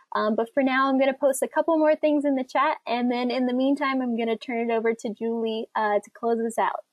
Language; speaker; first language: English; native; English